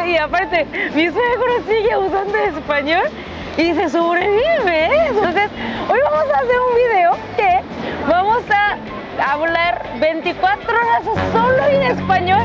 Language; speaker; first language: Spanish; native; Spanish